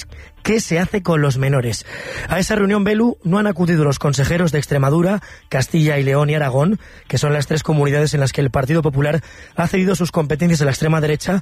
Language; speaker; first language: Spanish; native; Spanish